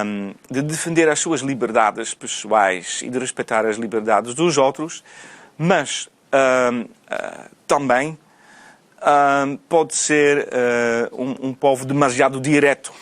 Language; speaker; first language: Portuguese; non-native, fluent; Dutch